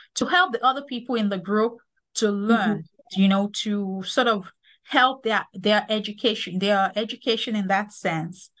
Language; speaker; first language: English; non-native, local second language; Yoruba